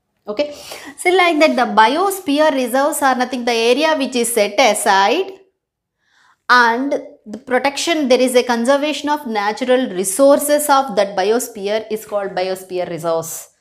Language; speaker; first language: English; non-native, local second language; Telugu